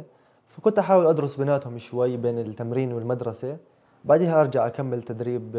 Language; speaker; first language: Arabic; native; Arabic